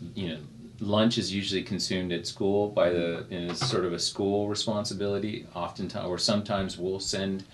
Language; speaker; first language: English; native; English